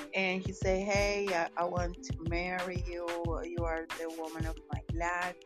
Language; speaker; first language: English; non-native, learner; Spanish